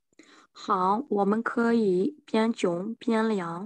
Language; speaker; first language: Chinese; non-native, learner; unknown